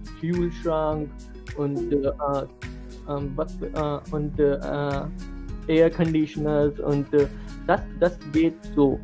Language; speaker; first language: German; non-native, learner; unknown